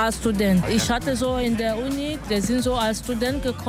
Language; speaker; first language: German; non-native, learner; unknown